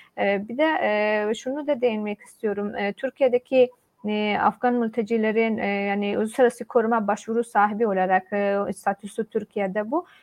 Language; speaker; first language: Turkish; non-native, fluent; Persian